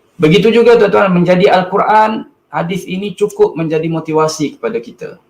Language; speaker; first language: Malay; native; Malay